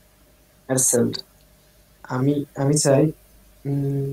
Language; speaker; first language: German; non-native, learner; Bangla